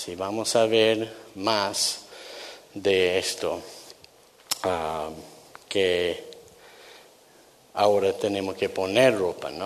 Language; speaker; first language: Spanish; non-native, fluent; English